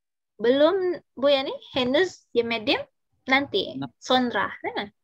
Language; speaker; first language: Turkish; non-native, learner; Indonesian